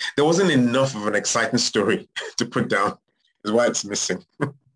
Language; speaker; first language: English; non-native, local second language; Yoruba